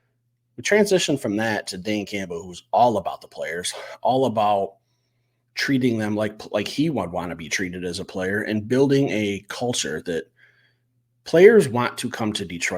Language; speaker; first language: English; native; English